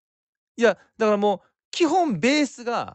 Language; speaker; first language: Japanese; native; Japanese